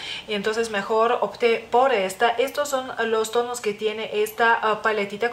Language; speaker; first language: Spanish; non-native, fluent; Lithuanian